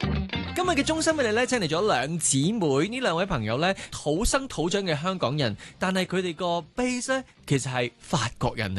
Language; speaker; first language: Cantonese; native; Cantonese